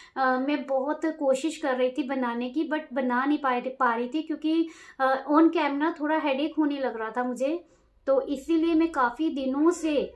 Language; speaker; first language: Hindi; native; Hindi